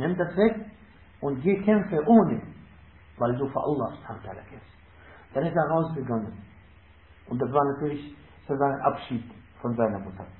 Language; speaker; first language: German; non-native, fluent; Arabic